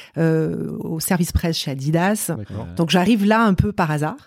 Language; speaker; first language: French; native; French